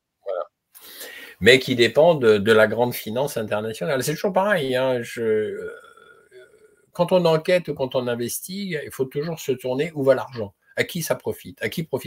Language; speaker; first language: French; native; French